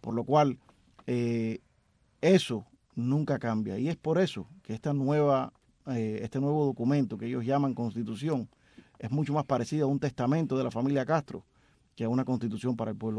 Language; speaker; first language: Spanish; native; Spanish